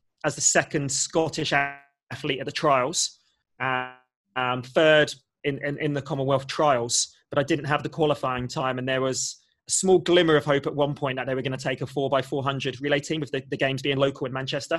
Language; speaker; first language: English; native; English